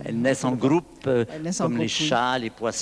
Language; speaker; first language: French; native; French